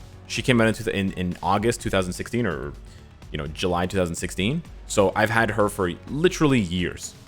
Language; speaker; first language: English; native; English